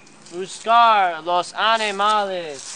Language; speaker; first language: Spanish; non-native, learner; English